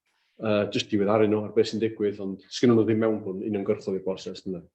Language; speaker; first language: Welsh; native; Welsh